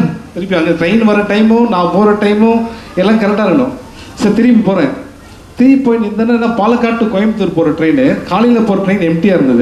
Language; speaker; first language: Tamil; native; Tamil